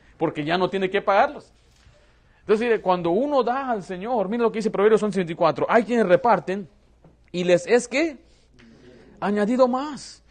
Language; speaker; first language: Spanish; early bilingual, heritage; Spanish